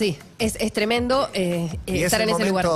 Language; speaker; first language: Spanish; native; Spanish